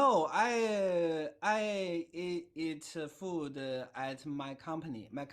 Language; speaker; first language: English; non-native, learner; Chinese